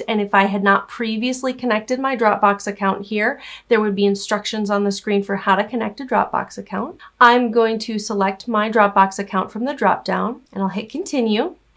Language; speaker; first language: English; native; English